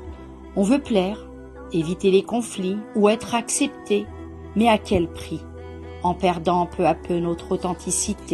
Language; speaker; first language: French; native; French